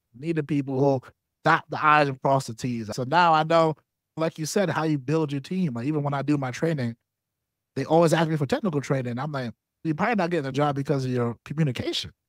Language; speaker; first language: English; native; English